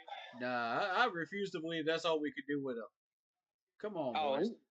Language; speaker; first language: English; native; English